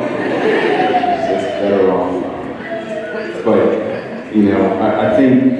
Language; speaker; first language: English; native; English